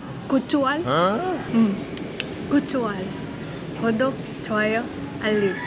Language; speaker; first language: Korean; non-native, learner; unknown